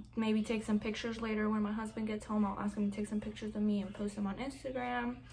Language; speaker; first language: English; early bilingual, other home language; Spanish